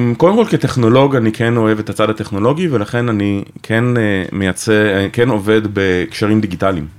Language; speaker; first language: Hebrew; native; Hebrew